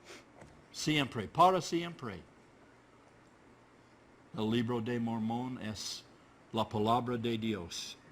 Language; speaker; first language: Spanish; non-native, learner; English